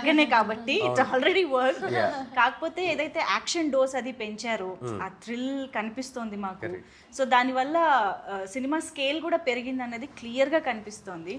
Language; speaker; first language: Telugu; native; Telugu